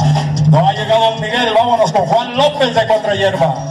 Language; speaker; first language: Spanish; native; Spanish